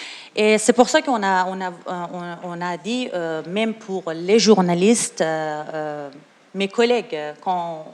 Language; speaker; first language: French; non-native, learner; Persian